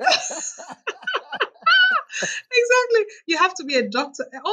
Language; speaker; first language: English; non-native, local second language; Yoruba